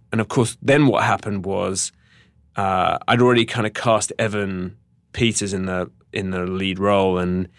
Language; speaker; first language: English; native; English